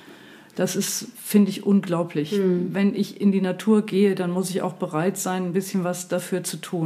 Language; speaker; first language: German; native; German